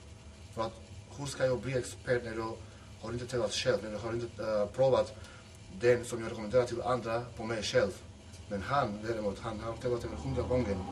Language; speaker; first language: Swedish; non-native, fluent; Macedonian